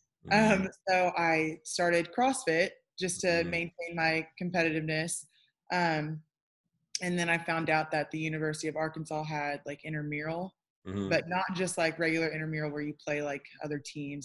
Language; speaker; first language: English; native; English